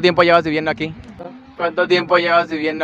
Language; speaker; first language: Spanish; native; Spanish